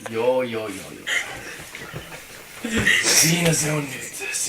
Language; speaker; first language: Finnish; non-native, learner; Estonian